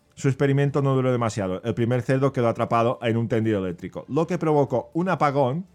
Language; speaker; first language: Spanish; non-native, local second language; Catalan